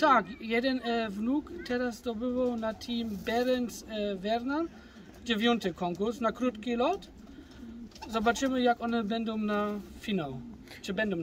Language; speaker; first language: Polish; early bilingual, heritage; German